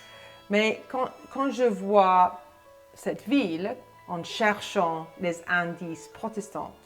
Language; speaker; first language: French; non-native, fluent; English